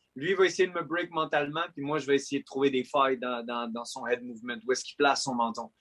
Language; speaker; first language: French; native; French